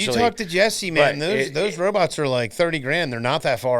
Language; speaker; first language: English; native; English